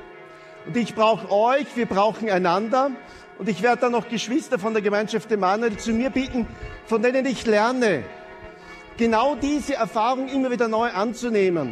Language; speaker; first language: German; native; German